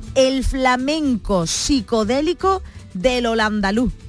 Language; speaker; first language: Spanish; native; Spanish